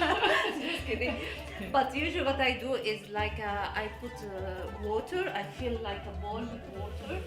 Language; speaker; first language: English; non-native, learner; Arabic